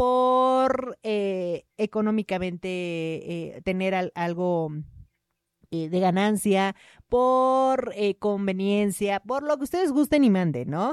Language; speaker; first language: Spanish; native; Spanish